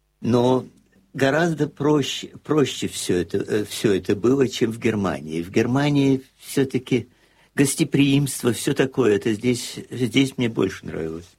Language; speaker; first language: Russian; native; Russian